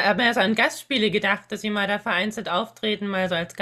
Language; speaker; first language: German; native; German